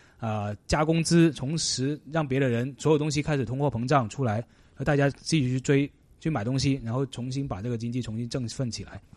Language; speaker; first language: Chinese; non-native, local second language; Cantonese